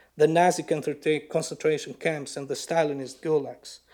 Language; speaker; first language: English; non-native, fluent; Albanian